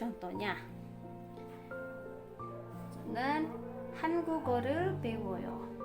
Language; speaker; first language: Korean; non-native, fluent; Indonesian